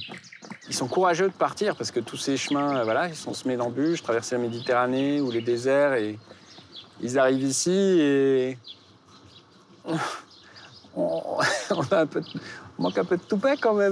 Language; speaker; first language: French; native; French